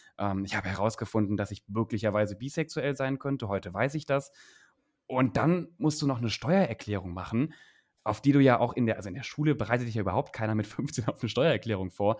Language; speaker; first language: German; native; German